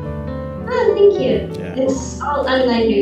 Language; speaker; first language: English; non-native, fluent; Swedish